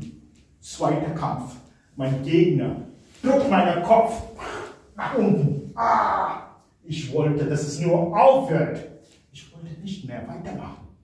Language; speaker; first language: German; non-native, fluent; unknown